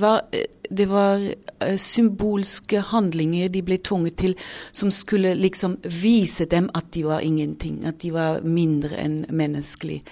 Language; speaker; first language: Norwegian; non-native, fluent; German